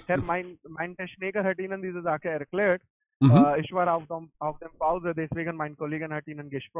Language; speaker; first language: German; non-native, learner; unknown